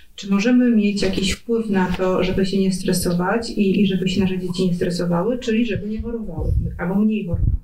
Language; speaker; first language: Polish; native; Polish